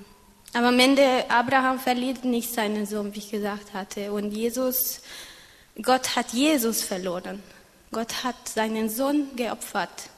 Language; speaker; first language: German; non-native, fluent; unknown